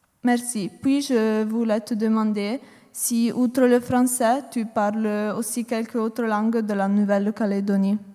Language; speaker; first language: French; non-native, learner; Italian